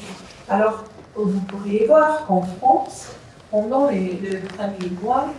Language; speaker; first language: French; non-native, fluent; English